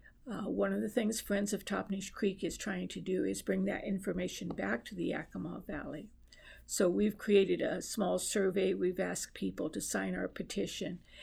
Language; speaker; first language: English; native; English